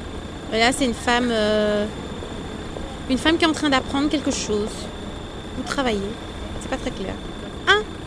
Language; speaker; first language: French; native; French